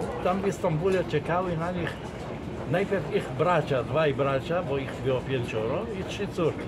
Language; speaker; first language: Polish; non-native, fluent; Arabic